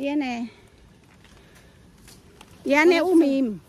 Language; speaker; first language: Czech; non-native, learner; Vietnamese